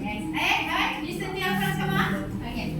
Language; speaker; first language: English; non-native, learner; Indonesian